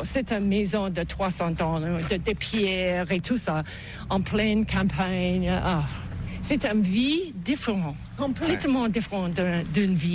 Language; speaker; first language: French; non-native, fluent; English